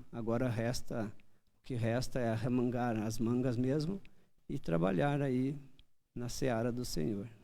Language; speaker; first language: Portuguese; native; Portuguese